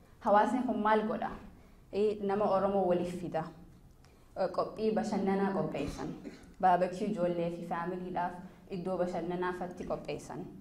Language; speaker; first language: Oromo; early bilingual, heritage; Oromo